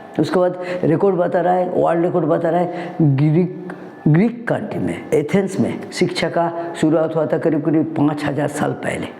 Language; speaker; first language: Hindi; non-native, local second language; Bangla